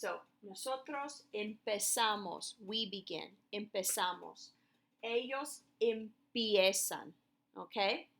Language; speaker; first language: Spanish; non-native, fluent; English